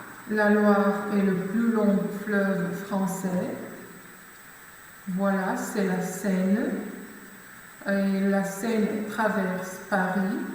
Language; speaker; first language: French; non-native, fluent; Macedonian